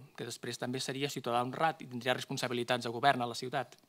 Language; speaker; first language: Catalan; native; Catalan